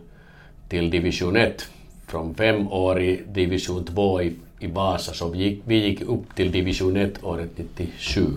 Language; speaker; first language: Swedish; non-native, learner; Finnish